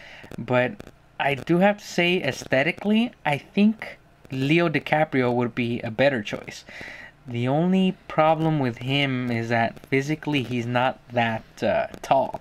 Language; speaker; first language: English; native; English